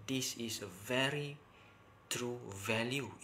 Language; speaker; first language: English; non-native, local second language; Malay